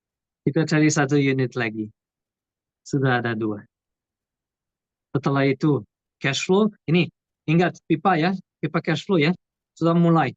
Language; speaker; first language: Indonesian; non-native, learner; Portuguese